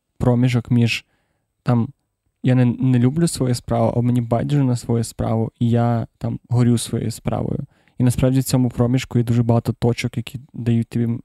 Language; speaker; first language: Ukrainian; non-native, local second language; Russian